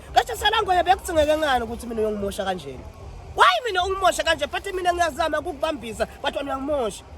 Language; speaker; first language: Zulu; non-native, local second language; Swati